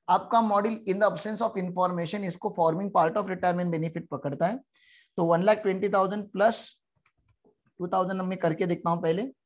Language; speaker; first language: Hindi; native; Hindi